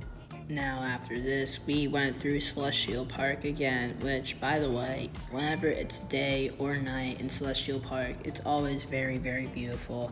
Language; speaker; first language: English; native; English